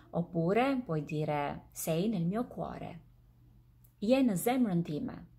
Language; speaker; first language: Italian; non-native, fluent; Albanian